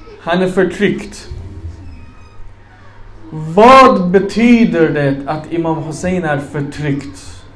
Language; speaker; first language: Swedish; non-native, fluent; Arabic